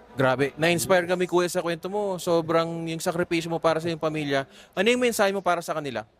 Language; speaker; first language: Filipino; native; Filipino